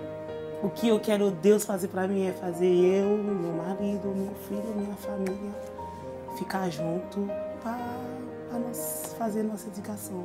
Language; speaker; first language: Portuguese; non-native, learner; Haitian Creole